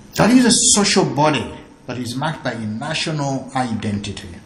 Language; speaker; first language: English; non-native, local second language; Ganda